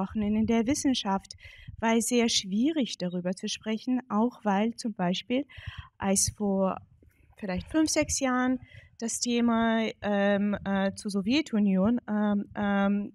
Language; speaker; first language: German; non-native, fluent; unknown